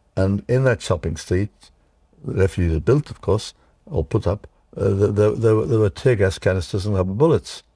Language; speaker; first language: English; early bilingual, other home language; Czech